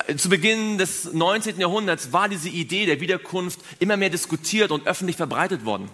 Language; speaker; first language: German; native; German